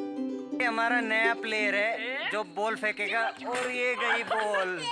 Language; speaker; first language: Hindi; native; Hindi